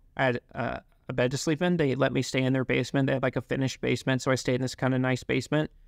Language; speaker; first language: English; native; English